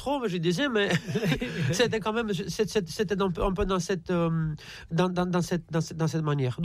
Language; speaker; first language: French; non-native, fluent; Romanian